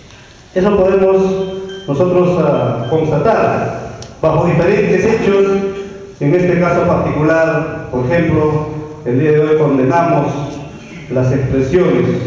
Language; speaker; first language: Spanish; native; Spanish